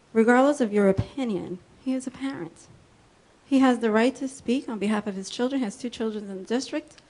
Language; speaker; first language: English; early bilingual, other home language; Spanish